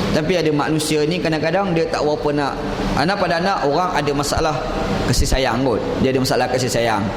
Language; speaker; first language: Malay; native; Malay